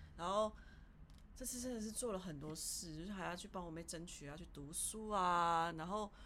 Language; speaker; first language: Chinese; early bilingual, heritage; Chinese